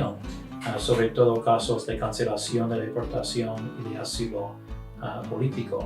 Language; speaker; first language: Spanish; non-native, fluent; English